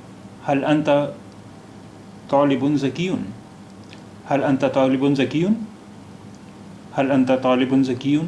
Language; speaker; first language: Arabic; non-native, fluent; Urdu